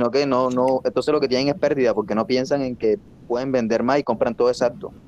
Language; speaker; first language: Spanish; native; Spanish